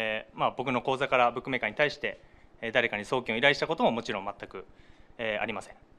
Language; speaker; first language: Japanese; native; Japanese